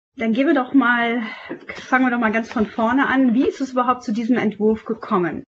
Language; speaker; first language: German; native; German